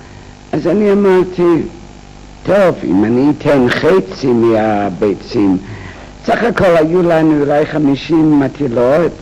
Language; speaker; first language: Hebrew; non-native, fluent; English